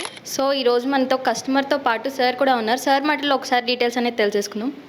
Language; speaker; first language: Telugu; native; Telugu